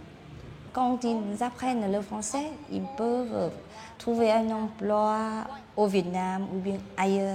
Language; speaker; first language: French; non-native, fluent; Vietnamese